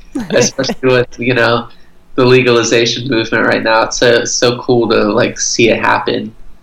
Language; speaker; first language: English; early bilingual, other home language; Portuguese